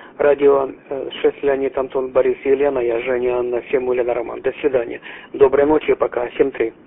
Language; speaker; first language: Russian; native; Russian